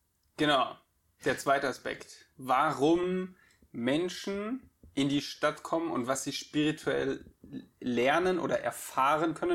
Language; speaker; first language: German; native; German